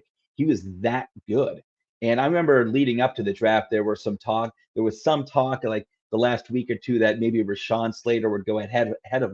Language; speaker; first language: English; native; English